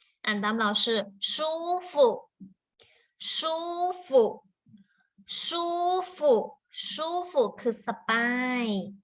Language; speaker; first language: Chinese; non-native, fluent; Thai